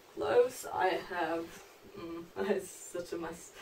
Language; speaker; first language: English; non-native, fluent; Polish